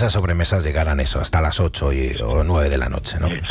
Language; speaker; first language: Spanish; native; Spanish